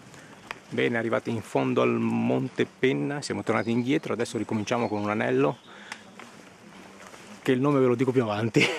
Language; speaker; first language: Italian; native; Italian